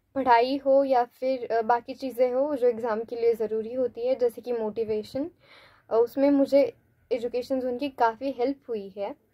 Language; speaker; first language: Hindi; non-native, local second language; Marathi